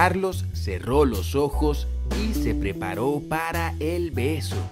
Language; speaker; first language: Spanish; non-native, fluent; English